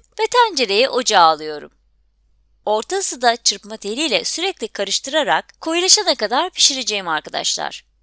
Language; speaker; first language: Turkish; native; Turkish